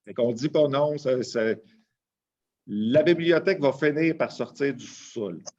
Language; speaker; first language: French; native; French